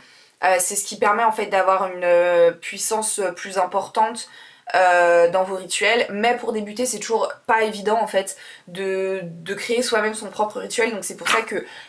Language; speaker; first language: French; native; French